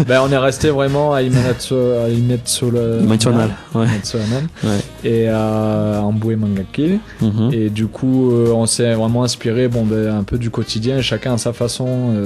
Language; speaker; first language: French; native; French